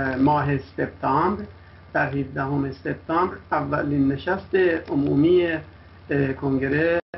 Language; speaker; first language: Persian; non-native, local second language; Kurdish